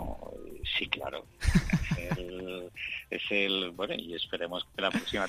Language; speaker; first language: Spanish; native; Spanish